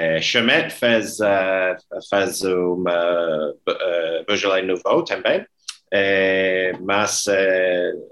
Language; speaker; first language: Portuguese; non-native, learner; English